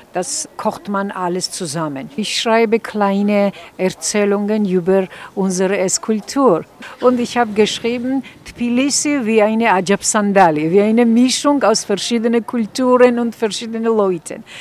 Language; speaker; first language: German; non-native, fluent; Georgian